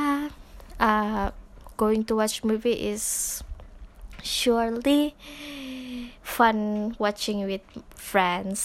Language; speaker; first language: English; non-native, local second language; Malay